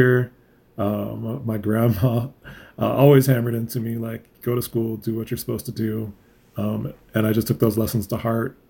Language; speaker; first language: English; native; English